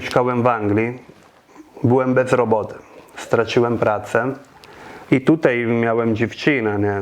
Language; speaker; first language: Polish; non-native, fluent; Italian